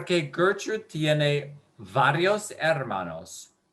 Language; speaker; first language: Spanish; non-native, learner; English